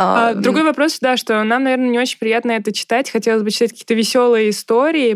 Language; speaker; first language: Russian; native; Russian